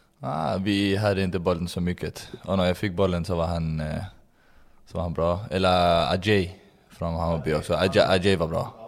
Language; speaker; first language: Swedish; non-native, learner; Danish